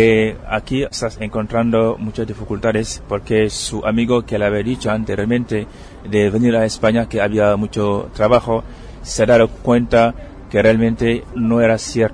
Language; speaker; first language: Spanish; non-native, fluent; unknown